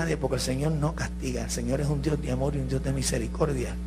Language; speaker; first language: Spanish; early bilingual, heritage; Spanish